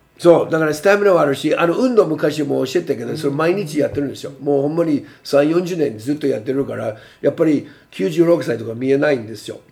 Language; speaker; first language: Japanese; non-native, fluent; English